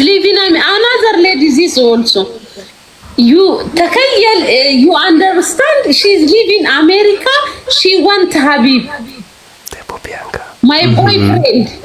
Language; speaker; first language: English; non-native, learner; Amharic